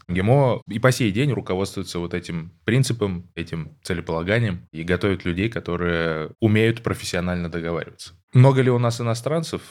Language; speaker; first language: Russian; native; Russian